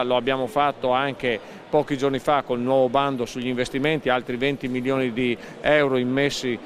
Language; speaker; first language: Italian; native; Italian